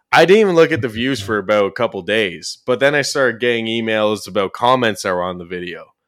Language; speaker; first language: English; native; English